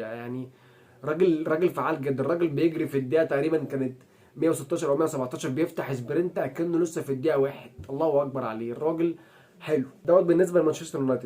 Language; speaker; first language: Arabic; native; Arabic